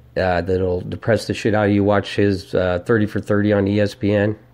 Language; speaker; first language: English; native; English